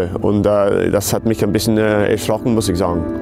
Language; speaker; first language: German; non-native, fluent; English